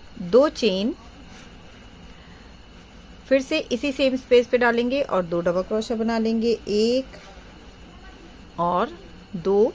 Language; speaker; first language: Hindi; native; Hindi